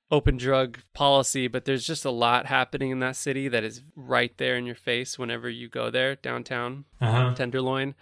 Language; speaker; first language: English; native; English